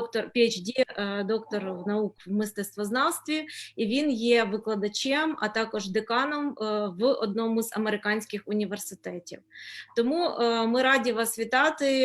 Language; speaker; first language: Ukrainian; native; Ukrainian